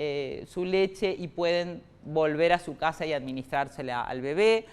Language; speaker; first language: Spanish; native; Spanish